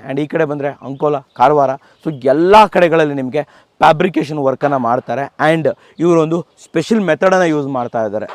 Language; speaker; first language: Kannada; native; Kannada